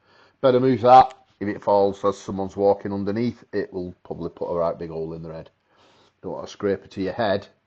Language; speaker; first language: English; native; English